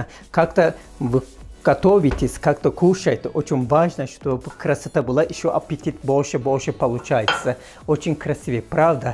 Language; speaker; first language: Russian; non-native, fluent; Turkish